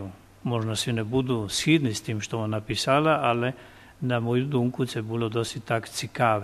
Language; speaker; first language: Ukrainian; non-native, fluent; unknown